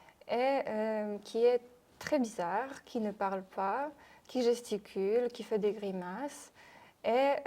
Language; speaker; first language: French; non-native, fluent; Polish